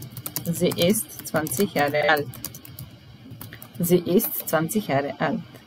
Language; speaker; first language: German; non-native, fluent; Italian